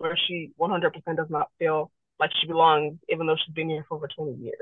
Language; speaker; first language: English; non-native, local second language; Yoruba